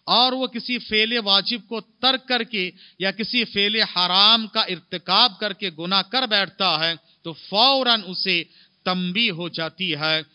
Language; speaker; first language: Urdu; native; Urdu